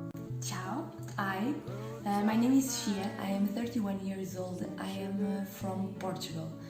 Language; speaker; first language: English; non-native, fluent; Portuguese